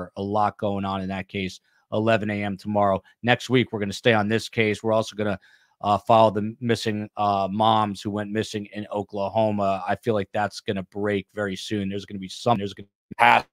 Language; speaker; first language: English; native; English